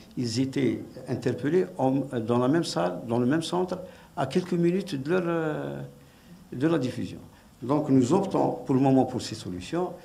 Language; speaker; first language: French; non-native, local second language; Arabic